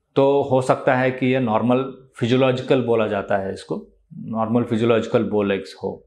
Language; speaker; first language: Hindi; non-native, local second language; Telugu